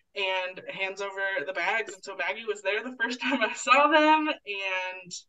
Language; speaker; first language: English; native; English